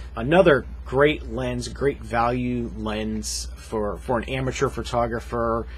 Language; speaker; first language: English; native; English